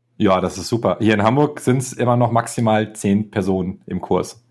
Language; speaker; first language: German; native; German